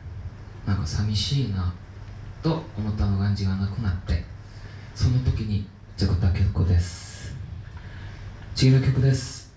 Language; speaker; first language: Japanese; non-native, learner; Korean